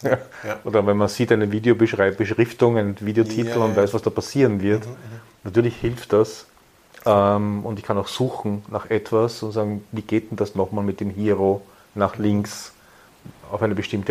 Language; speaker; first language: German; native; German